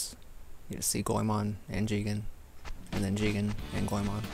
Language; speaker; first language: English; native; English